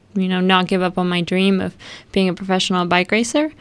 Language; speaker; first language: English; early bilingual, other home language; Spanish